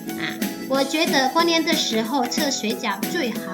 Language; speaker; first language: Chinese; non-native, fluent; Indonesian